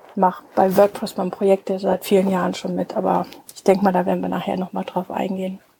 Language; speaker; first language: German; native; German